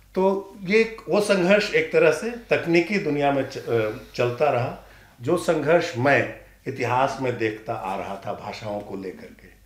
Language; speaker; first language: Hindi; non-native, local second language; Magahi